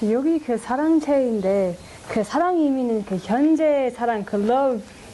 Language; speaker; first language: Korean; non-native, learner; English